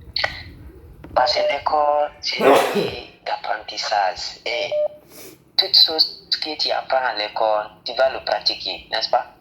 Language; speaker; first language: French; non-native, fluent; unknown